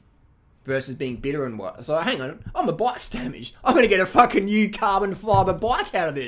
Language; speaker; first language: English; native; English